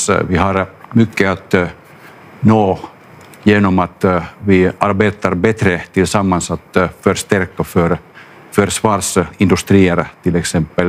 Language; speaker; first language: Swedish; non-native, local second language; Finnish